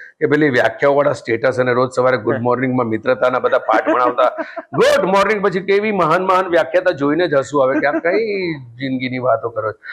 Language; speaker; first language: Gujarati; native; Gujarati